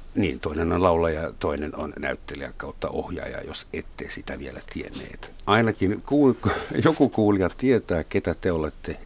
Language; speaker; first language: Finnish; non-native, fluent; German